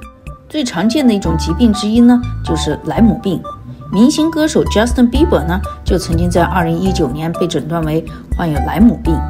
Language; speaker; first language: Chinese; native; Chinese